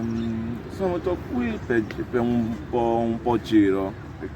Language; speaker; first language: Italian; non-native, learner; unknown